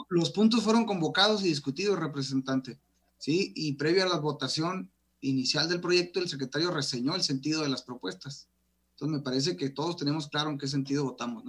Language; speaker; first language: Spanish; native; Spanish